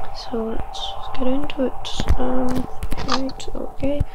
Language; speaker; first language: English; native; English